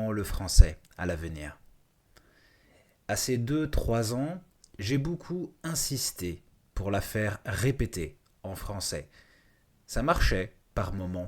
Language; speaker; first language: French; native; French